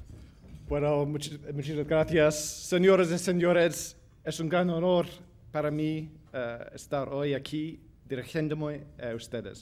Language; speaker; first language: Spanish; non-native, fluent; English